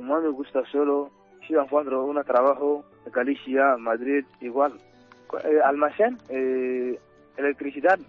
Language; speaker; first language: Spanish; non-native, learner; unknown